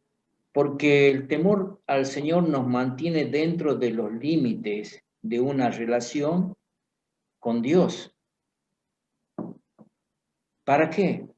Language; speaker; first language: Spanish; native; Spanish